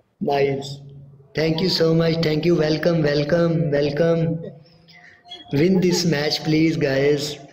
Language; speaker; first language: English; non-native, learner; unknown